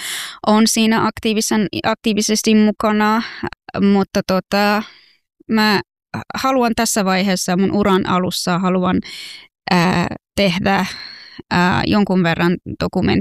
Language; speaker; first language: Finnish; non-native, fluent; Persian